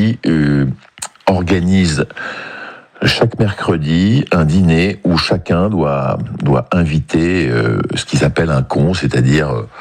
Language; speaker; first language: French; native; French